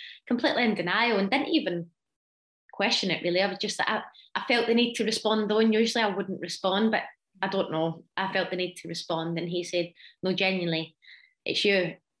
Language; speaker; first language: English; native; English